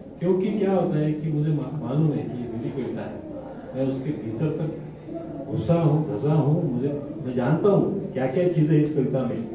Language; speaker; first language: Hindi; non-native, local second language; Bhojpuri